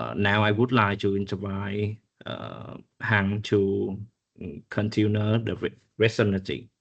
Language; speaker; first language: English; non-native, learner; Vietnamese